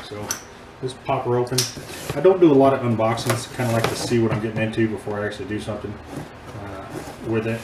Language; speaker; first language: English; native; English